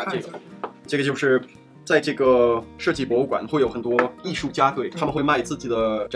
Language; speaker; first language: Chinese; non-native, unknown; Danish